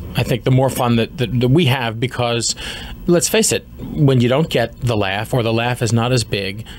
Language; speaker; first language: English; native; English